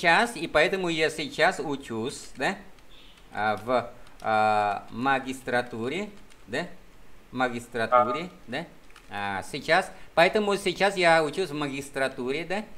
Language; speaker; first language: Russian; non-native, fluent; Vietnamese